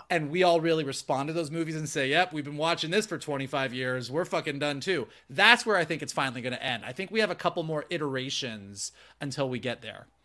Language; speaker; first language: English; native; English